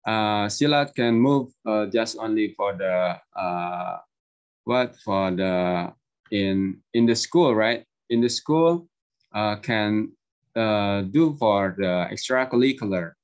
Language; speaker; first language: English; non-native, learner; Indonesian